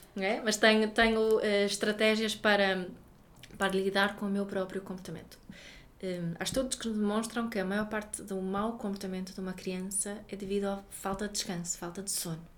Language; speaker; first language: Portuguese; non-native, fluent; Swedish